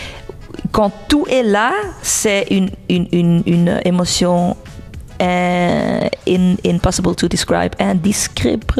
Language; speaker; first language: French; non-native, local second language; Dutch